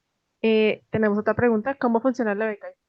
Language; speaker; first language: Spanish; native; Spanish